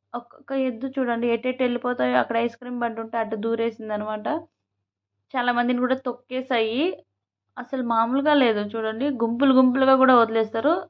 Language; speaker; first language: Telugu; native; Telugu